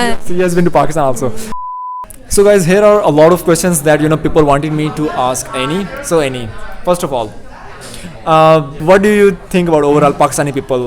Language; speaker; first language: English; non-native, local second language; Urdu